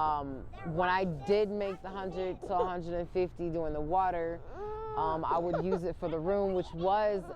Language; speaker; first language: English; native; English